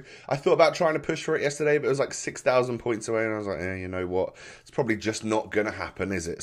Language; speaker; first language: English; native; English